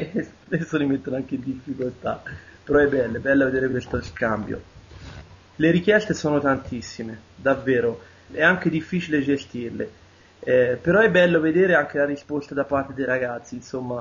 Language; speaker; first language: Italian; native; Italian